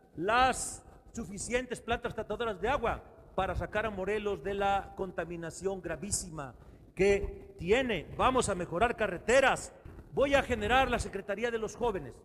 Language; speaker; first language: Spanish; native; Spanish